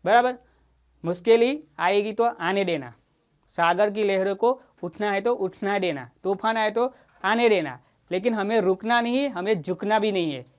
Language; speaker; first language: Hindi; non-native, local second language; Gujarati